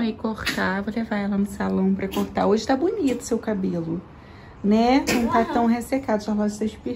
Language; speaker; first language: Portuguese; native; Portuguese